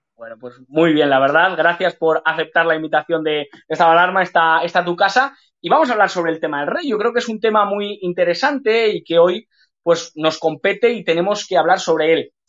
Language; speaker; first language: Spanish; native; Spanish